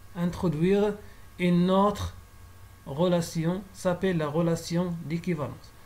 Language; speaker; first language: French; non-native, local second language; Arabic